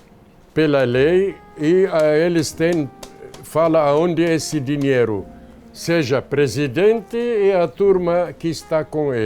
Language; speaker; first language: Portuguese; non-native, fluent; Arabic